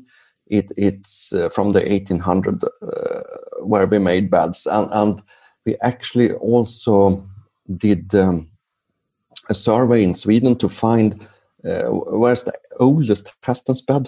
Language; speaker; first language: English; non-native, fluent; Swedish